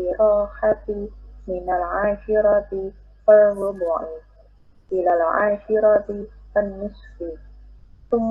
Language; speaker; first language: Arabic; non-native, learner; Indonesian